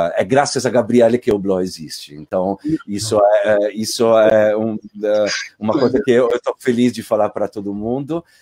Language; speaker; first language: Portuguese; non-native, fluent; Italian